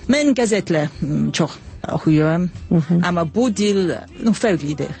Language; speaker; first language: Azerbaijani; non-native, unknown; English